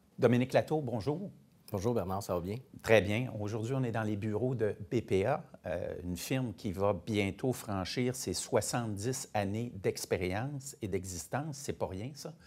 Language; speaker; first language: French; native; French